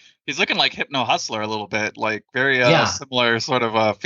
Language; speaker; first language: English; native; English